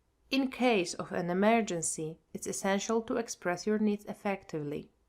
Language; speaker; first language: English; non-native, fluent; Polish